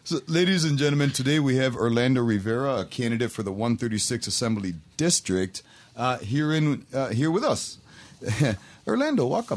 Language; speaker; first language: English; native; English